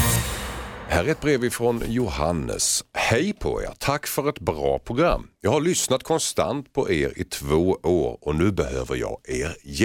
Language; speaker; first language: Swedish; native; Swedish